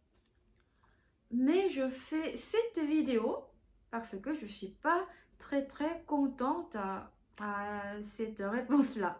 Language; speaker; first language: French; non-native, fluent; Korean